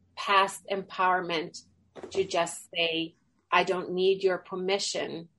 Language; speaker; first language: English; early bilingual, other home language; Swedish